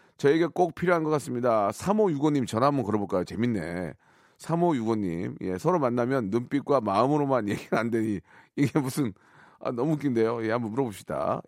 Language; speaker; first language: Korean; native; Korean